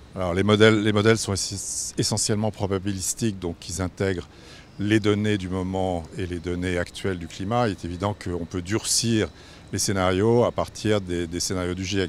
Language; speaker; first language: French; native; French